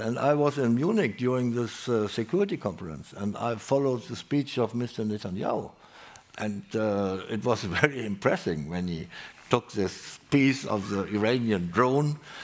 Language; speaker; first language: English; non-native, fluent; German